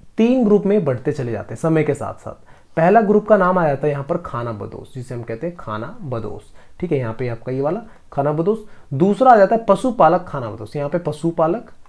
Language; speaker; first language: Hindi; native; Hindi